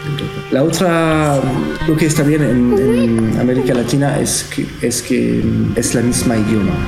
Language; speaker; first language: Spanish; non-native, learner; French